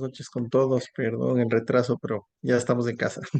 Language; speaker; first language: Spanish; native; Spanish